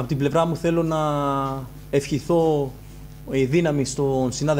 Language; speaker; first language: Greek; native; Greek